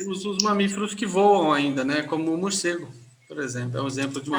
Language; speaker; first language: Portuguese; native; Portuguese